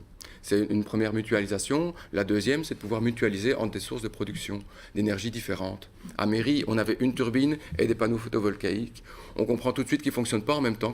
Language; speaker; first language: French; native; French